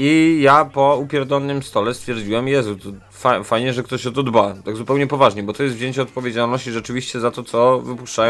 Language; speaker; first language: Polish; native; Polish